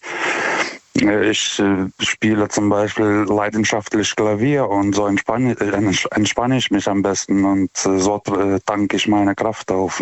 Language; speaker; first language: German; non-native, fluent; Lithuanian